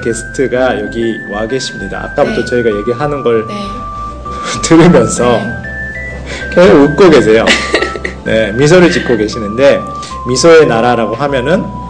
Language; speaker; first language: Korean; non-native, fluent; Japanese